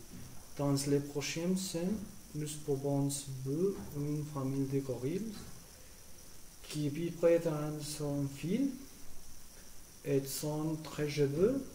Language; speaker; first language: French; non-native, learner; Spanish